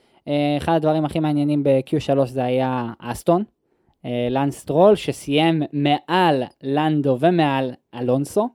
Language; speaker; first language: Hebrew; native; Hebrew